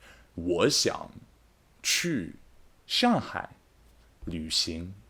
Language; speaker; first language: Chinese; non-native, fluent; English